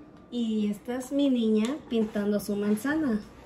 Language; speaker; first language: Spanish; early bilingual, heritage; Spanish